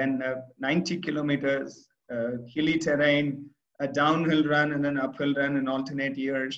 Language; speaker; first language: English; non-native, local second language; Tamil